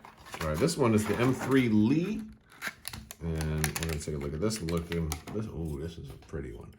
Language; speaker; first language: English; native; English